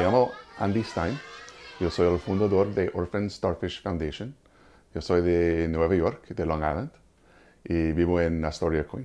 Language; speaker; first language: Spanish; non-native, learner; English